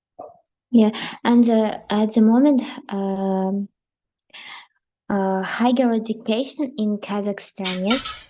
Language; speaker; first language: English; non-native, learner; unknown